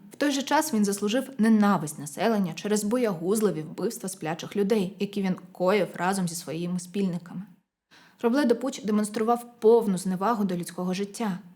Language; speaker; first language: Ukrainian; non-native, local second language; Russian